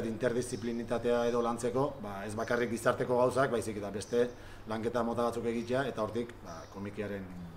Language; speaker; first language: Basque; native; Basque